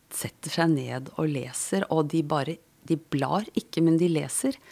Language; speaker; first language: Norwegian; native; Norwegian